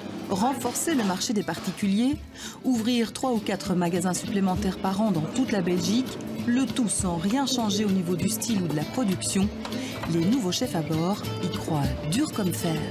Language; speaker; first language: French; native; French